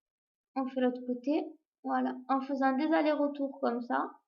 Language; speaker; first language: French; native; French